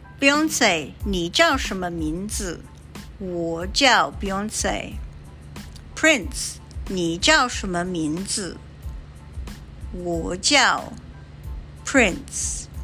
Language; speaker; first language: Chinese; non-native, learner; English